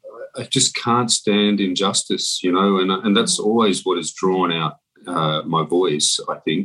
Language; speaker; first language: English; native; English